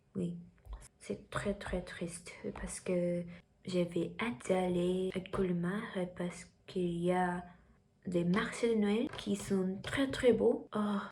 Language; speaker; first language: French; non-native, learner; Japanese